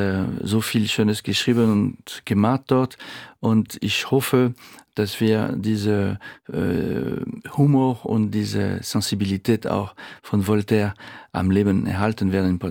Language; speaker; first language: German; non-native, fluent; French